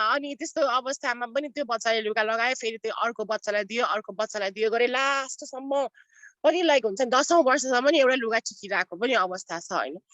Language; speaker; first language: Nepali; non-native, local second language; Newari